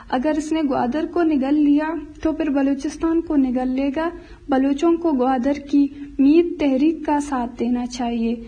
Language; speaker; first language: Urdu; non-native, local second language; Baluchi